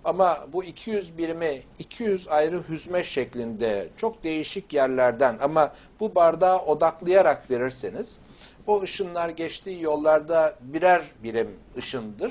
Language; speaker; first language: Turkish; native; Turkish